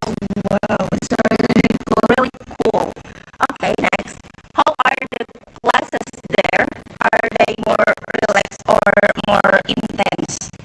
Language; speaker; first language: English; non-native, learner; Indonesian